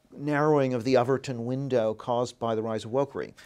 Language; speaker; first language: English; native; English